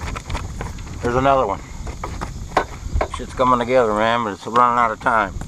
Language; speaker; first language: English; native; English